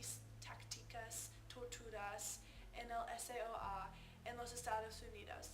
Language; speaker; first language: Spanish; non-native, learner; English